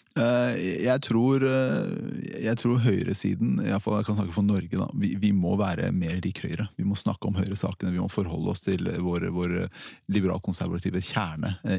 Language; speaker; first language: Norwegian; early bilingual, other home language; Persian